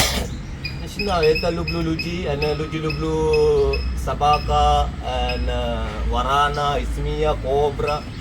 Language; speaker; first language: Russian; non-native, learner; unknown